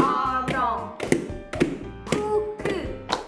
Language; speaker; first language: Korean; non-native, fluent; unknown